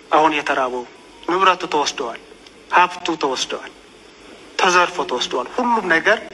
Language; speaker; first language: Amharic; non-native, local second language; Tigrinya